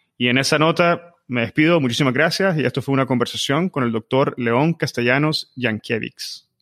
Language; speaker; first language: Spanish; native; Spanish